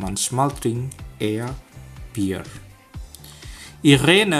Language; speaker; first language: German; non-native, fluent; Indonesian